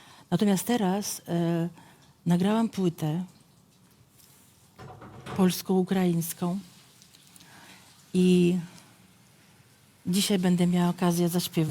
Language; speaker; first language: Polish; non-native, fluent; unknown